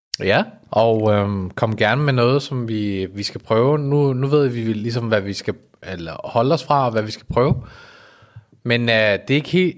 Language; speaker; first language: Danish; early bilingual, other home language; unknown